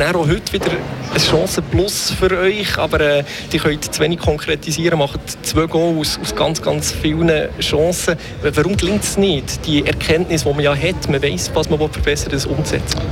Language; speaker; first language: German; native; German